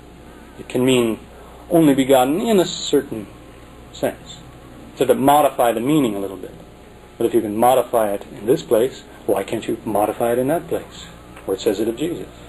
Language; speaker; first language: English; native; English